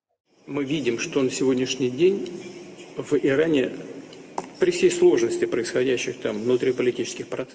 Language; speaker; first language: Russian; native; Russian